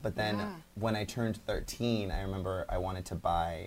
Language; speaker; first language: English; early bilingual, other home language; Spanish